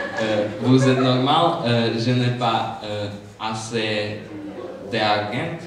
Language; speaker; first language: French; non-native, learner; Slovak